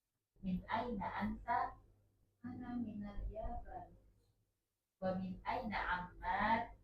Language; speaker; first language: Arabic; non-native, learner; Indonesian